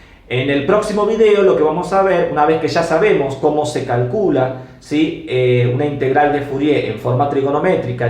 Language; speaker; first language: Spanish; native; Spanish